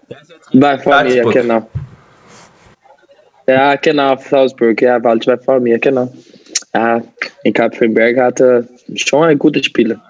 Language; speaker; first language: German; non-native, learner; Portuguese